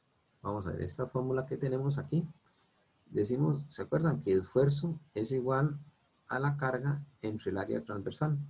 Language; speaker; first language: Spanish; native; Spanish